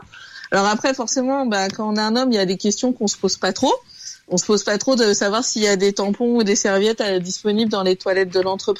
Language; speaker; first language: French; native; French